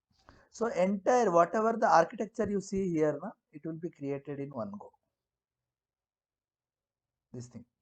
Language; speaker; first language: English; non-native, local second language; Kannada